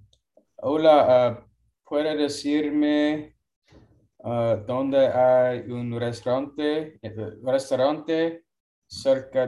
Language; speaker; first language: Spanish; non-native, learner; English